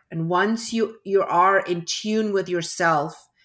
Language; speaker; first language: English; early bilingual, other home language; German